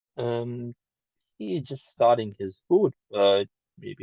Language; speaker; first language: English; non-native, learner; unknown